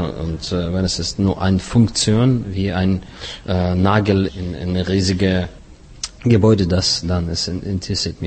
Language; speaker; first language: German; non-native, fluent; Russian